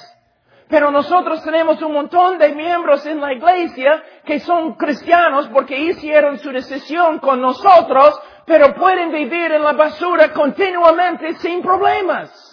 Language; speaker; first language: Spanish; non-native, fluent; English